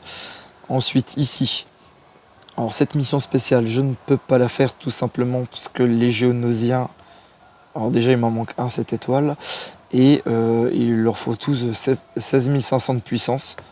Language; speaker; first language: French; native; French